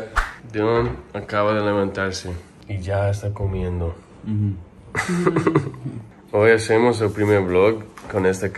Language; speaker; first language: Spanish; non-native, fluent; English